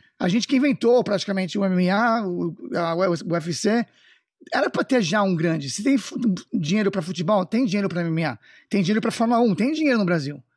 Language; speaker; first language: Portuguese; non-native, fluent; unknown